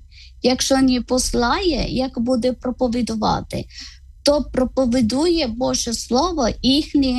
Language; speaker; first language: Ukrainian; non-native, learner; Malayalam